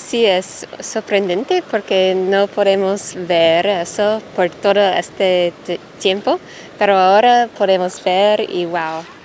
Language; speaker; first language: Spanish; non-native, learner; English